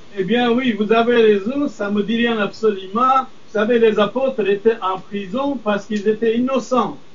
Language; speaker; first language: French; non-native, fluent; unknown